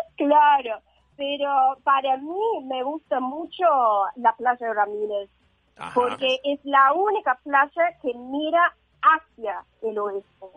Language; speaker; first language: Spanish; non-native, fluent; English